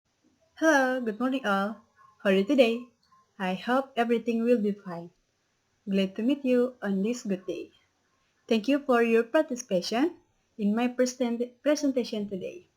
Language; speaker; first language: English; non-native, learner; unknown